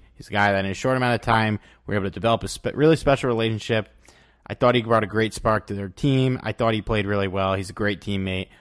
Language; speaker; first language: English; native; English